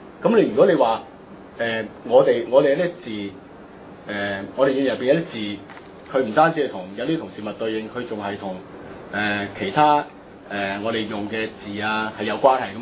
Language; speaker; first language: Chinese; non-native, local second language; Cantonese